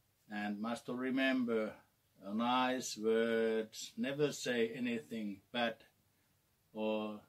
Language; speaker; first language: English; non-native, learner; Finnish